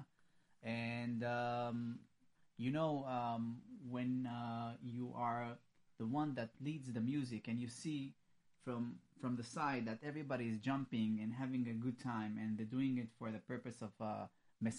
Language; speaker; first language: English; non-native, fluent; Hebrew